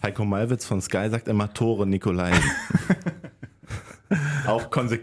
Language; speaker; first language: German; native; German